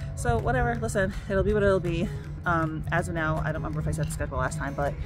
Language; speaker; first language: English; native; English